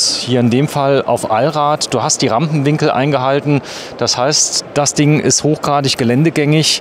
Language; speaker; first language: German; native; German